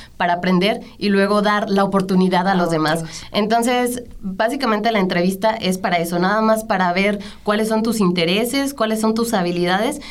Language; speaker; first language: Spanish; native; Spanish